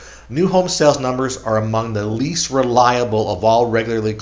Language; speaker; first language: English; native; English